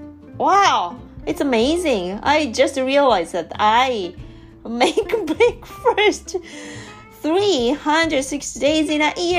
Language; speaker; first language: English; non-native, learner; Japanese